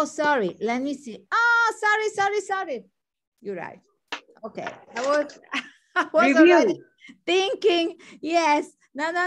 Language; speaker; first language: English; non-native, fluent; Italian